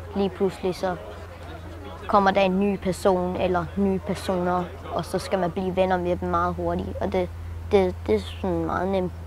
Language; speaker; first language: Danish; early bilingual, heritage; Danish